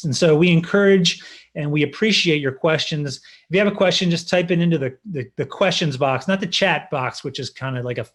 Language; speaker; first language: English; native; English